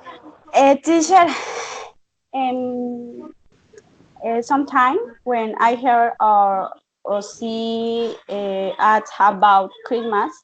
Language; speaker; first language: English; non-native, learner; Spanish